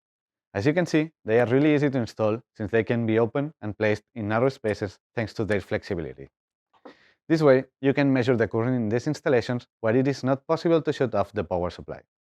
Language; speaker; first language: English; non-native, fluent; Spanish